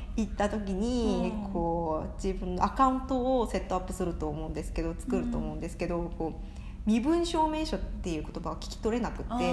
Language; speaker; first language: Japanese; non-native, fluent; Korean